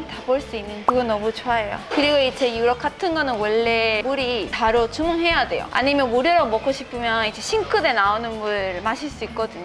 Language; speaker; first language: Korean; non-native, fluent; Spanish